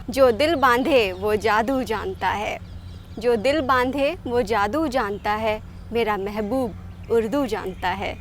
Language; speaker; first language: Urdu; native; Urdu